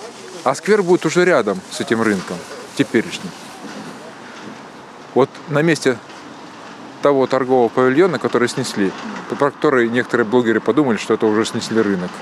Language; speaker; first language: Russian; native; Russian